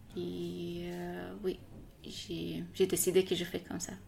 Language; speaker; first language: French; non-native, learner; Persian